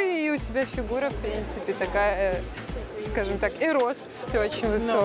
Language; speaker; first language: Russian; native; Russian